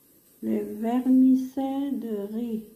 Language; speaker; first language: French; non-native, learner; Hmong